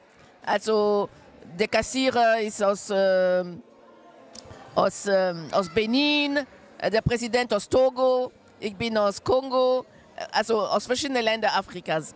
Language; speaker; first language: German; non-native, fluent; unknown